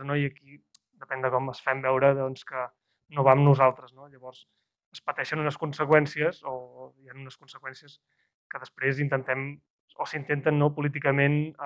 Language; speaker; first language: Catalan; native; Catalan